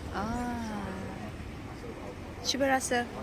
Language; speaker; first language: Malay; early bilingual, heritage; Malay